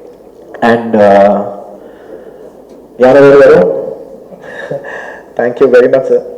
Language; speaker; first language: Tamil; non-native, local second language; Telugu